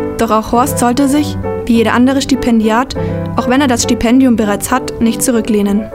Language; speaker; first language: German; native; German